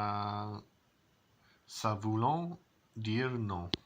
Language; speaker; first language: French; non-native, learner; English